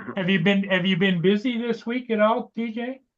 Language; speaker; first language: English; native; English